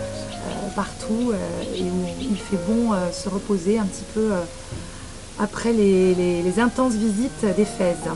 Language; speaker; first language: French; native; French